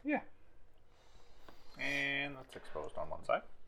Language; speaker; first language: English; native; English